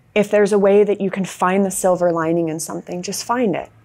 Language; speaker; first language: English; native; English